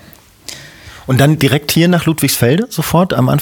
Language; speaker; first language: German; native; German